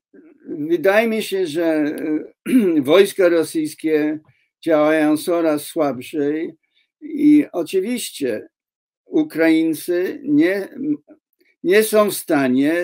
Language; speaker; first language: Polish; non-native, fluent; English